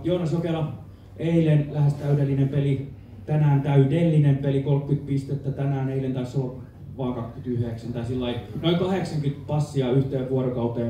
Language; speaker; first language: Finnish; native; Finnish